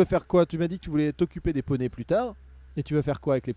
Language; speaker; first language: French; native; French